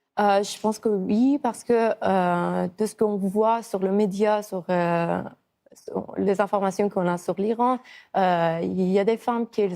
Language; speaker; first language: French; non-native, fluent; Persian